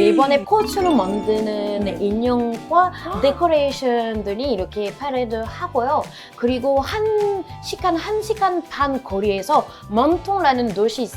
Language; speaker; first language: Korean; non-native, fluent; French